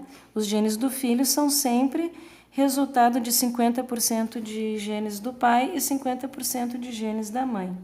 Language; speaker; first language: Portuguese; native; Portuguese